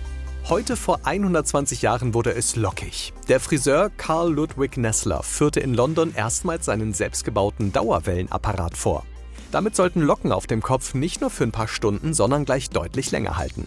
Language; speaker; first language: German; native; German